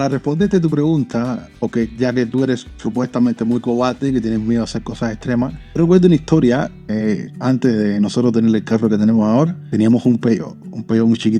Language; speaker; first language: Spanish; native; Spanish